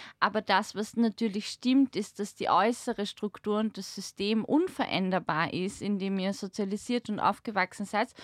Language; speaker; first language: German; native; German